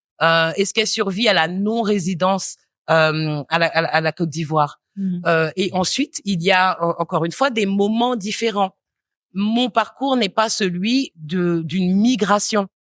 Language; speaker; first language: French; native; French